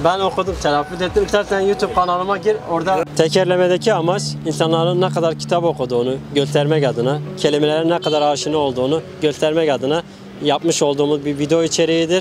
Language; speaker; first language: Turkish; native; Turkish